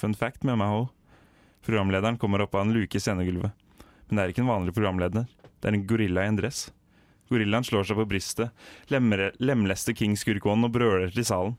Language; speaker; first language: Norwegian; native; Norwegian